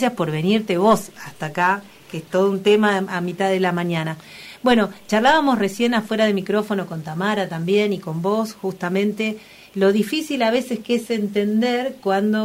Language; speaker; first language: Spanish; native; Spanish